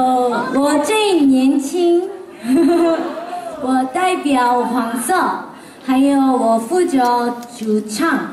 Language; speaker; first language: Chinese; non-native, learner; Korean